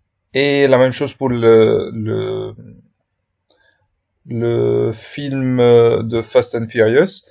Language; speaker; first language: French; non-native, fluent; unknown